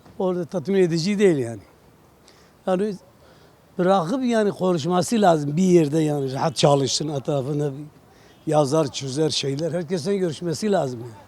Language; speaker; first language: Turkish; non-native, local second language; Kurdish